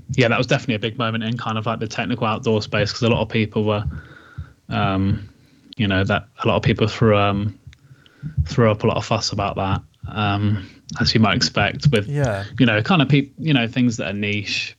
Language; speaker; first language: English; native; English